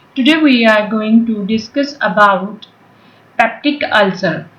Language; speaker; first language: English; non-native, local second language; Punjabi